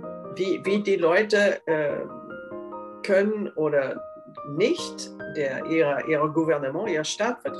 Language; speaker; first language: German; non-native, fluent; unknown